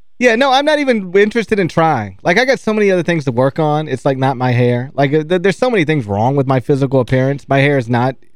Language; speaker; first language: English; native; English